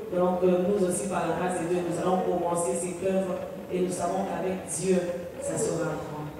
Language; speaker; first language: French; non-native, local second language; Lingala